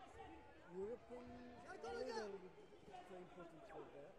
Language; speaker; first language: English; non-native, learner; Spanish